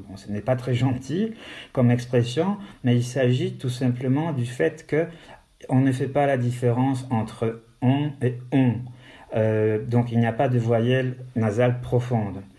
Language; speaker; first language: French; non-native, fluent; Polish